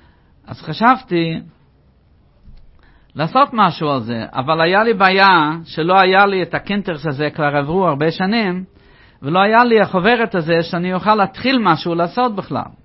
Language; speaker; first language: Hebrew; non-native, fluent; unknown